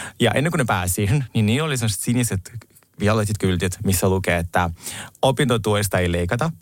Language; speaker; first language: Finnish; early bilingual, other home language; Russian